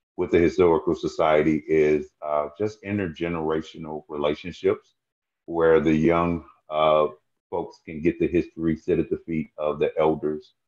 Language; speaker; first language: English; native; English